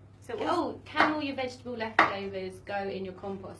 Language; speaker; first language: English; native; English